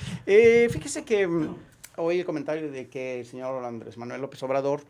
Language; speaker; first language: Spanish; native; Spanish